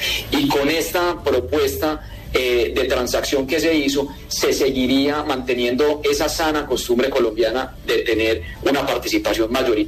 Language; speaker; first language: Spanish; native; Spanish